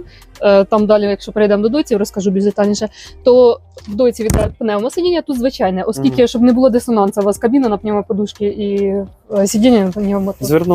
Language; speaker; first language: Ukrainian; native; Ukrainian